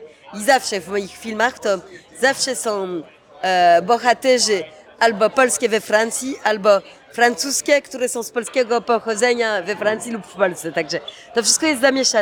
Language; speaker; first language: Polish; early bilingual, heritage; Polish